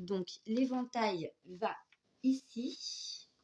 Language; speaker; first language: French; native; French